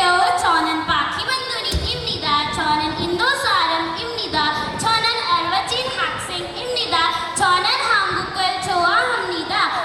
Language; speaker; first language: Korean; non-native, learner; Hindi